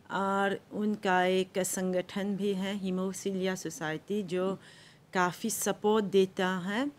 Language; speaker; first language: Hindi; non-native, local second language; Morisyen